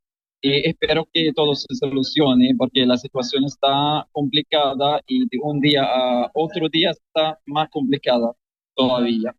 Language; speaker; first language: Spanish; non-native, fluent; Arabic